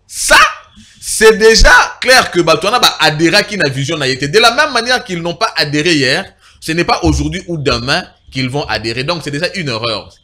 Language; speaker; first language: French; non-native, local second language; Lingala